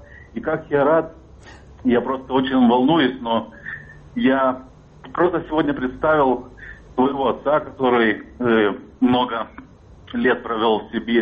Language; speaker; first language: Russian; non-native, fluent; Lithuanian